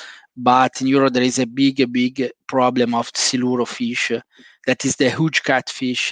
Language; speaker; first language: English; non-native, fluent; Italian